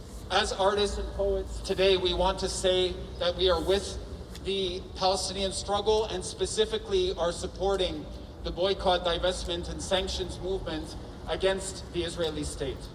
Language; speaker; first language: English; native; English